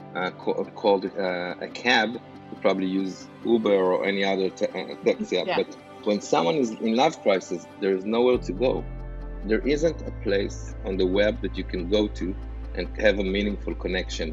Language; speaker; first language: English; non-native, fluent; Hebrew